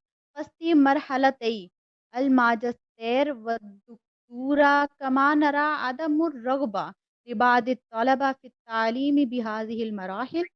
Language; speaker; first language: Arabic; non-native, fluent; Urdu